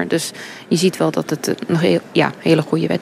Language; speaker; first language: Dutch; early bilingual, heritage; English